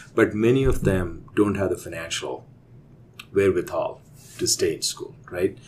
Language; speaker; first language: English; non-native, local second language; Telugu